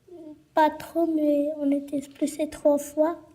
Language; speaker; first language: French; non-native, learner; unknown